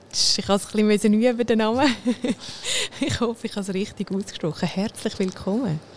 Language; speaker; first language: German; native; German